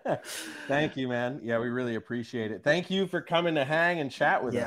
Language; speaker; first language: English; native; English